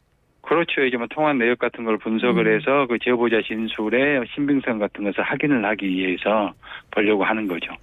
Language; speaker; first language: Korean; native; Korean